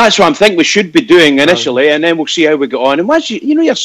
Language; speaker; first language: English; native; English